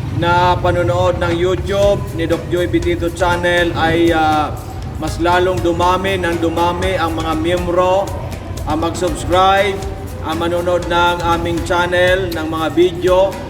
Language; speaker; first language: Filipino; non-native, local second language; Bikol